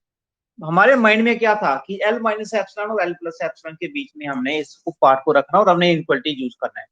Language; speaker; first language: Hindi; non-native, local second language; Punjabi